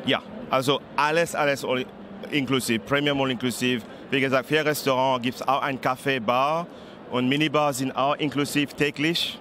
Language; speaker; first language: German; non-native, learner; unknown